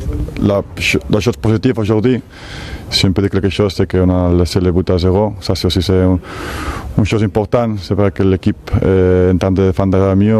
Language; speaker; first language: French; non-native, fluent; Spanish